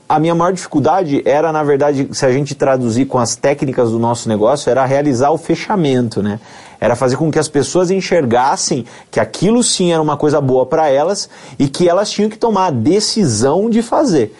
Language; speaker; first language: Portuguese; native; Portuguese